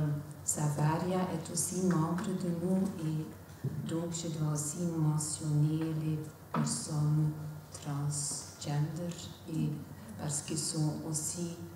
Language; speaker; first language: French; non-native, local second language; Dutch